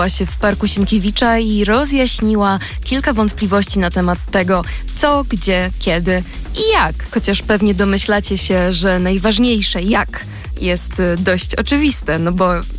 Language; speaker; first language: Polish; native; Polish